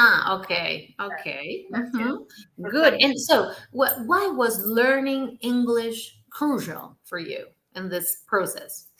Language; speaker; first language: English; non-native, fluent; Spanish